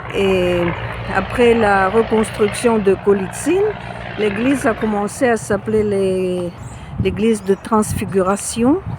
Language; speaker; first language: French; non-native, fluent; Russian